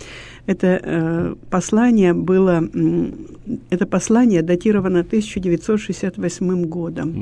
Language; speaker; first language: Russian; native; Russian